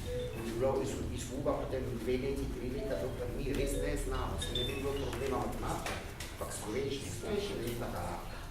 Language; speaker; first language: Slovenian; early bilingual, heritage; Arabic